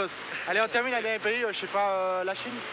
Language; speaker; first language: French; native; French